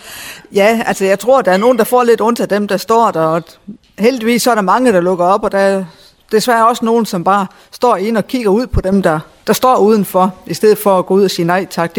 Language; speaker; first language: Danish; native; Danish